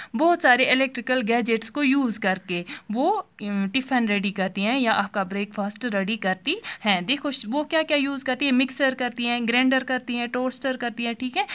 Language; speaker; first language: Hindi; non-native, local second language; Kashmiri